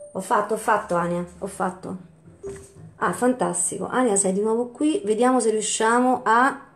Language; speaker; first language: Italian; native; Italian